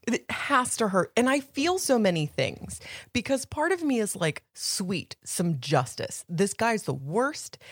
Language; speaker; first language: English; native; English